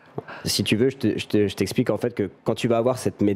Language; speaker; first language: French; native; French